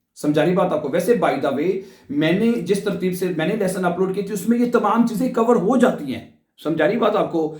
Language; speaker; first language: Urdu; non-native, local second language; Punjabi